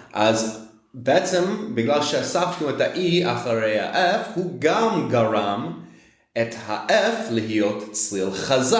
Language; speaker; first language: Hebrew; non-native, fluent; English